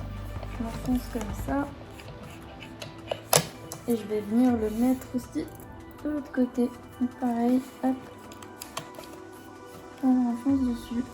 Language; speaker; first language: French; native; French